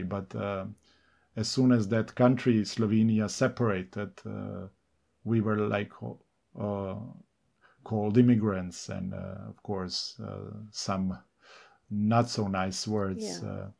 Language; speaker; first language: English; non-native, fluent; Serbian